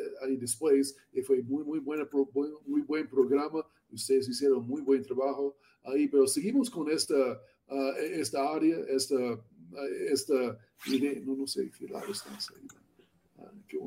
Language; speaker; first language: Spanish; non-native, learner; English